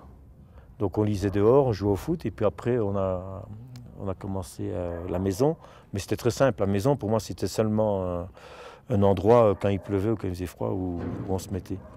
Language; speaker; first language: French; native; French